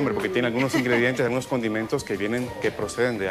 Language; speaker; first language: Spanish; native; Spanish